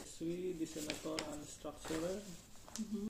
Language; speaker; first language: French; non-native, learner; Filipino